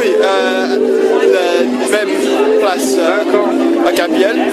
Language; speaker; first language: French; non-native, learner; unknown